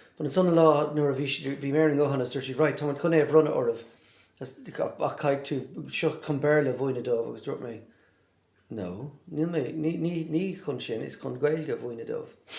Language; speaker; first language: Irish; native; Irish